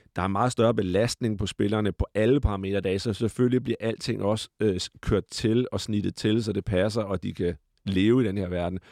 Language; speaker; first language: Danish; native; Danish